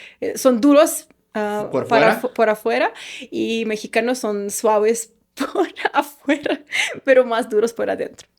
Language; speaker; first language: Spanish; non-native, fluent; Russian